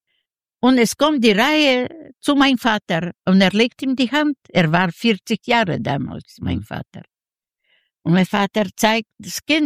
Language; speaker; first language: German; non-native, learner; Yiddish